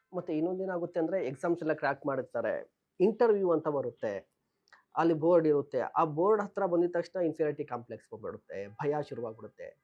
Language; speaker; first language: Kannada; native; Kannada